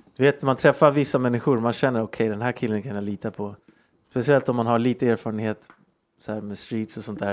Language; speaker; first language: Swedish; early bilingual, heritage; Swedish